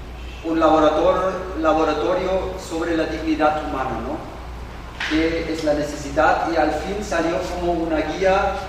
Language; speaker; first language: Spanish; non-native, fluent; German